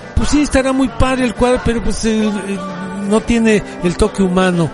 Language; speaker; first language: Spanish; native; Spanish